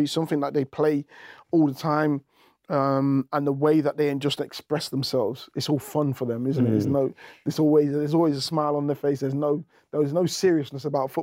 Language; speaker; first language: English; native; English